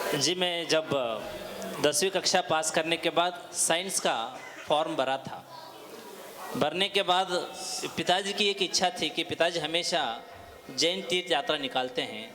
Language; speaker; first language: Hindi; non-native, local second language; Kannada